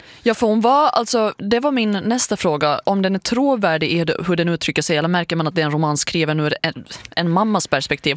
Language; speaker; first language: Swedish; native; Swedish